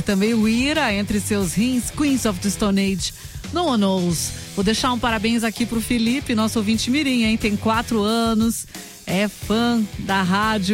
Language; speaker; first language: Portuguese; native; Portuguese